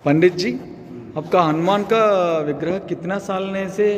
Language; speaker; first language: Hindi; non-native, local second language; Telugu